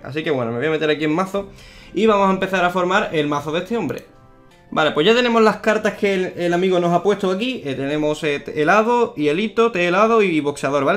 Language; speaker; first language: Spanish; native; Spanish